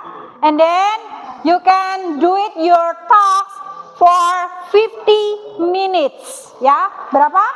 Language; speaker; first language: English; non-native, learner; Indonesian